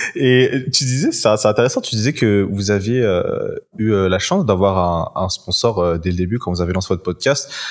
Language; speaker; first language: French; non-native, local second language; Malagasy